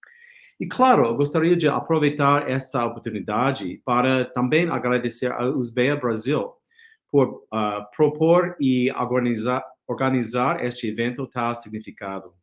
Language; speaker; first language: Portuguese; non-native, fluent; English